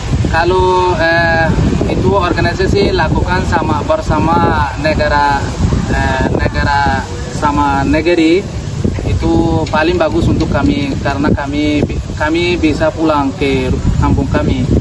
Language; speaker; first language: Indonesian; non-native, learner; Rohingya